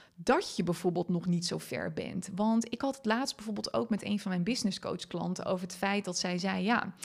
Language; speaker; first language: Dutch; non-native, local second language; Western Frisian